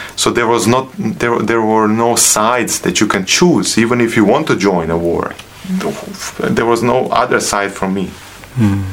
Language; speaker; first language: English; non-native, fluent; Bosnian